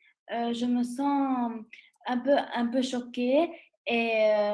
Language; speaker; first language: French; non-native, local second language; Arabic